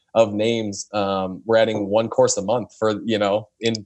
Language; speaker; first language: English; native; English